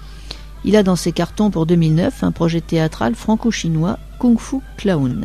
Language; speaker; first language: French; native; French